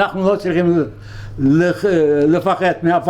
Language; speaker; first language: Hebrew; non-native, fluent; Yiddish